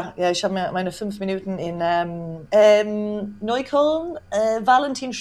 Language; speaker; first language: German; non-native, learner; English